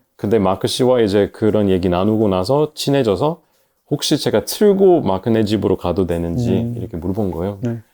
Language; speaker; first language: Korean; non-native, fluent; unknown